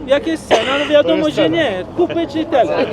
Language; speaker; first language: Polish; non-native, learner; Arabic